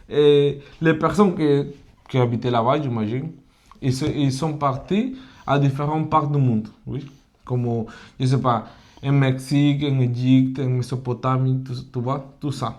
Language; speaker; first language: French; non-native, fluent; Spanish